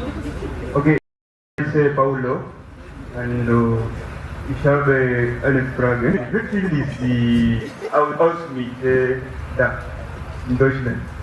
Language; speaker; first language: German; non-native, learner; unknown